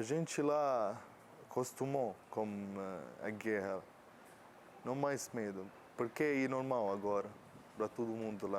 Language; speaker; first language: Portuguese; non-native, learner; Arabic